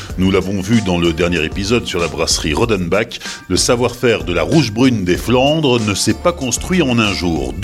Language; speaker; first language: French; native; French